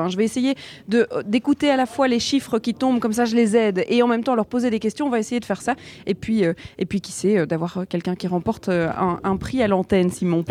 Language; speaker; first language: French; native; French